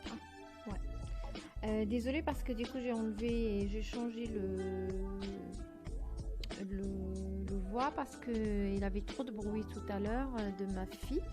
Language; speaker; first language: French; non-native, fluent; Arabic